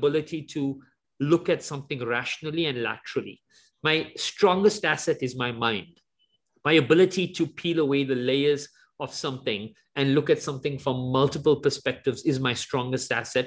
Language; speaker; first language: English; native; English